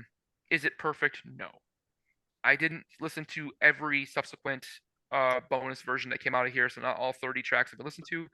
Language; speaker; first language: English; native; English